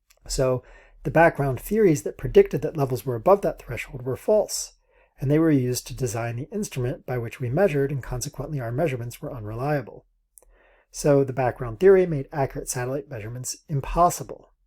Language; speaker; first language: English; native; English